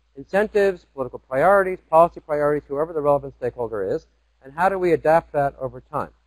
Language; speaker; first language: English; native; English